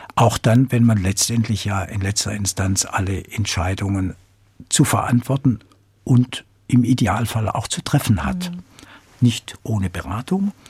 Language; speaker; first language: German; native; German